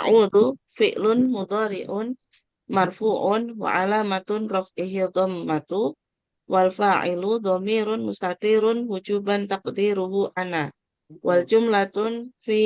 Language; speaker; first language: Arabic; non-native, learner; Indonesian